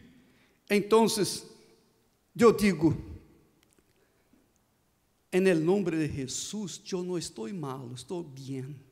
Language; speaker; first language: Portuguese; non-native, fluent; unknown